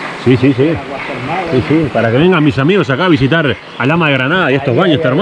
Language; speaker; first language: Spanish; native; Spanish